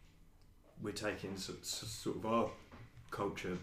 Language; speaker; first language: English; native; English